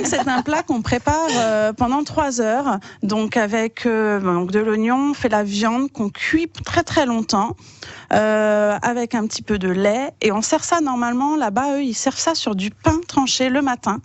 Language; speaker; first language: French; native; French